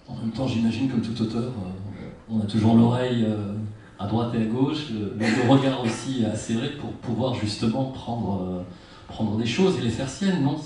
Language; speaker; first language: French; native; French